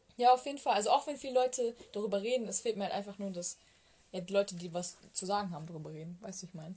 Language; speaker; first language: German; early bilingual, other home language; Turkish